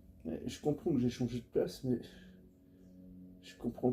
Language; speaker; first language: French; native; French